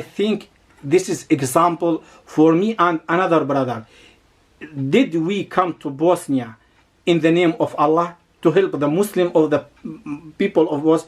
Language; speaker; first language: English; non-native, learner; Arabic